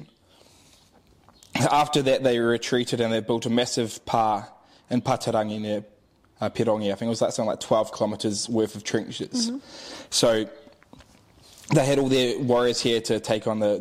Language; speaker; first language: English; native; English